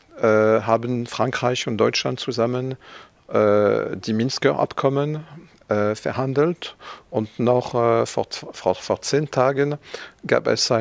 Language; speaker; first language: German; non-native, fluent; French